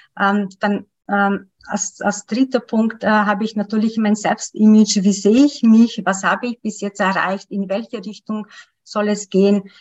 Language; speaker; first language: German; non-native, fluent; Macedonian